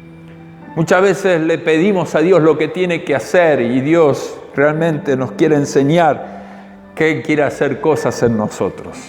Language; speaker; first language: Spanish; native; Spanish